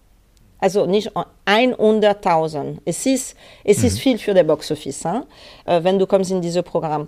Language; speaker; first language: German; non-native, fluent; French